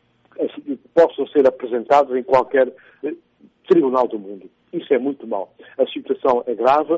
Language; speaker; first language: Portuguese; non-native, local second language; Upper Guinea Crioulo